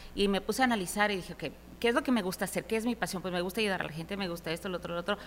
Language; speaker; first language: Spanish; early bilingual, heritage; Spanish